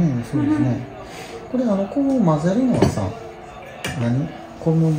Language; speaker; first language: Japanese; native; Japanese